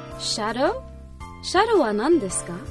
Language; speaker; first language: Japanese; non-native, learner; English